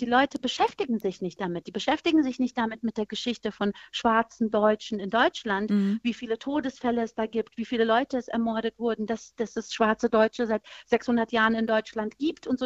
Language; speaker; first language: German; early bilingual, other home language; Persian